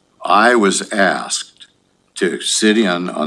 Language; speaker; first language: English; native; English